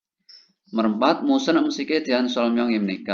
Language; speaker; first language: Korean; non-native, fluent; Indonesian